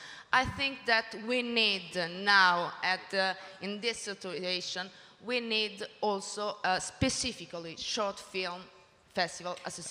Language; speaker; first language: English; non-native, learner; Italian